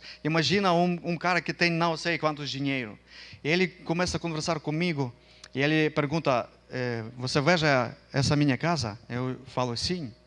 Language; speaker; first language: Portuguese; non-native, fluent; Ukrainian